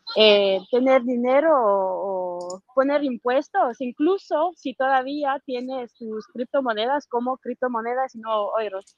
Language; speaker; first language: Spanish; non-native, fluent; French